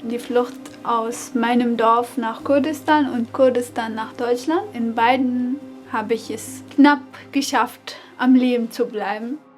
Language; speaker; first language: German; non-native, fluent; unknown